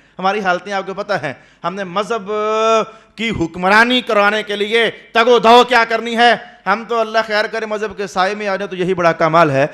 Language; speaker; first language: Urdu; non-native, local second language; Punjabi